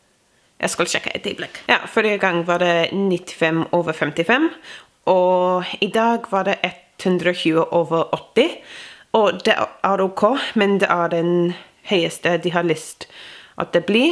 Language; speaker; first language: Norwegian; non-native, fluent; English